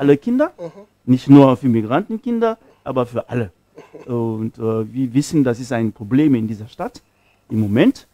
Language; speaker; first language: German; non-native, fluent; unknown